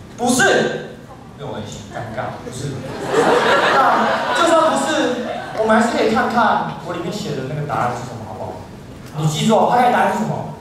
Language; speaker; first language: Chinese; native; Chinese